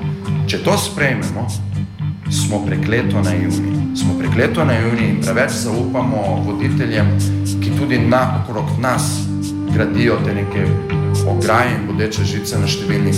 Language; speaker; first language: Slovenian; native; Slovenian